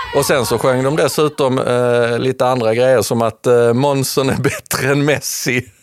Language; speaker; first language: Swedish; native; Swedish